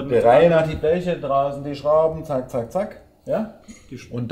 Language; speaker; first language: German; native; German